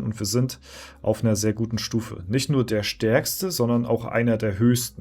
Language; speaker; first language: German; native; German